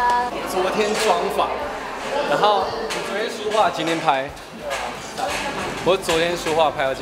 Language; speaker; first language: Chinese; native; Chinese